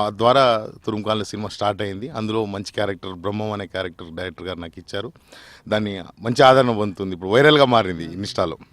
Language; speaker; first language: Telugu; native; Telugu